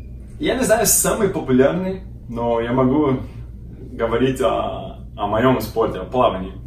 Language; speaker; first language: Russian; non-native, learner; Portuguese